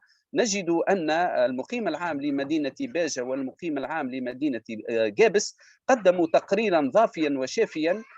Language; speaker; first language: Arabic; native; Arabic